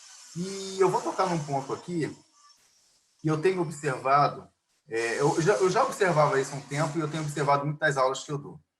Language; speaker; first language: Portuguese; native; Portuguese